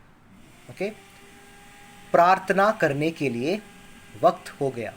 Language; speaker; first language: Hindi; non-native, local second language; Kannada